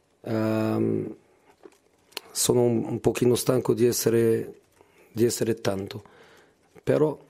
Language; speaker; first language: Italian; non-native, fluent; Portuguese